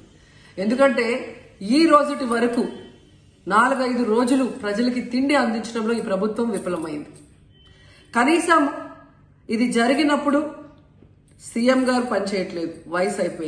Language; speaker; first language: Telugu; native; Telugu